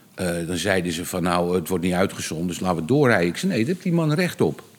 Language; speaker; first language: Dutch; native; Dutch